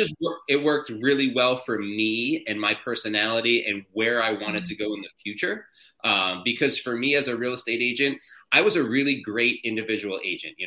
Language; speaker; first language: English; native; English